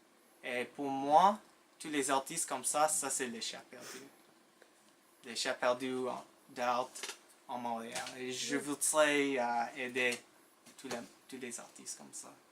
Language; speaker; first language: French; non-native, local second language; English